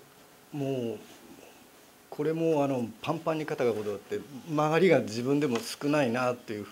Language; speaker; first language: Japanese; native; Japanese